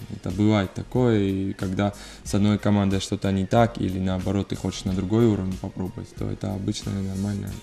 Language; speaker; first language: Russian; non-native, learner; Georgian